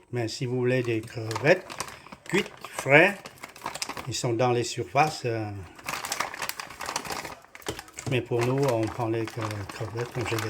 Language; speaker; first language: French; non-native, fluent; Vietnamese